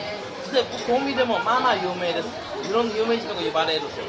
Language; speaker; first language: Korean; non-native, learner; Japanese